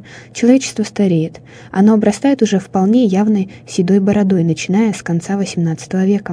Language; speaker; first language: Russian; native; Russian